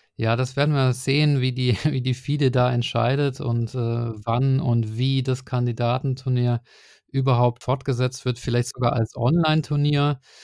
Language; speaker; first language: German; native; German